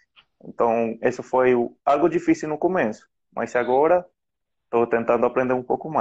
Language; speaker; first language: Portuguese; non-native, fluent; Spanish